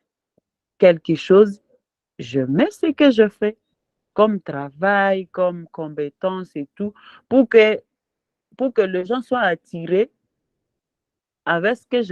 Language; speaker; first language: French; non-native, local second language; Swahili